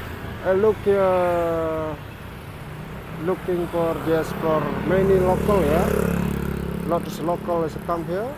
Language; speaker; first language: English; non-native, learner; Indonesian